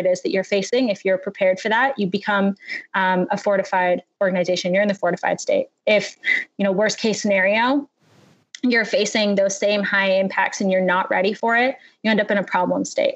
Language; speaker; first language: English; native; English